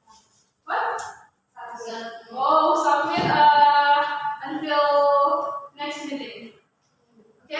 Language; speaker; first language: English; non-native, fluent; Indonesian